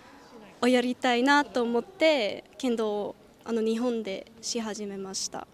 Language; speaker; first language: Japanese; non-native, fluent; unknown